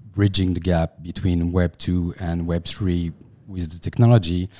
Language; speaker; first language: English; non-native, fluent; French